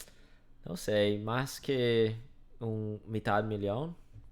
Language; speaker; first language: Portuguese; non-native, fluent; English